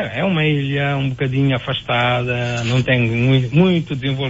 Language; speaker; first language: Portuguese; non-native, local second language; Kabuverdianu